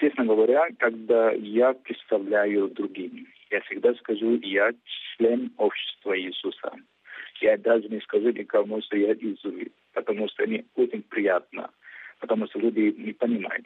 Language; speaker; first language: Russian; non-native, fluent; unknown